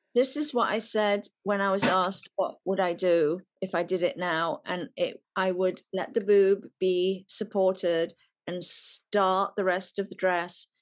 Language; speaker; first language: English; native; English